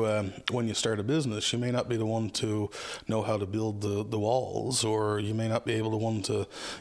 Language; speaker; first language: English; native; English